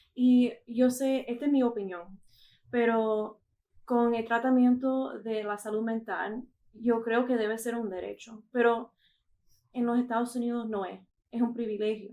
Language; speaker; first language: Spanish; early bilingual, heritage; Spanish